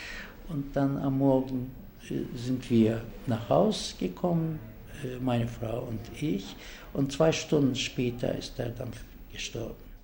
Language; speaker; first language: German; non-native, fluent; Turkish